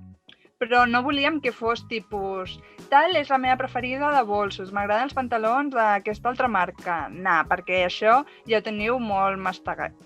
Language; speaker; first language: Catalan; native; Catalan